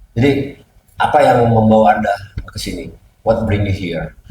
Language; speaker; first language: Indonesian; native; Indonesian